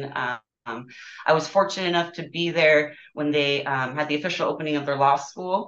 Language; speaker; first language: English; native; English